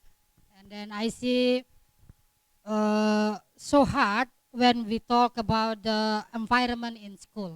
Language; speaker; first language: English; non-native, learner; Indonesian